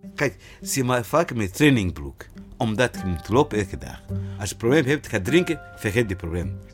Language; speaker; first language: Dutch; non-native, learner; Rundi